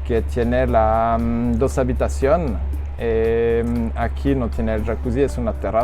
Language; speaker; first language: Spanish; non-native, learner; French